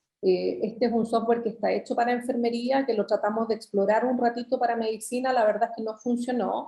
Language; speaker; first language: Spanish; native; Spanish